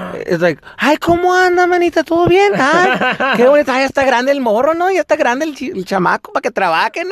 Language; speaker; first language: Spanish; early bilingual, other home language; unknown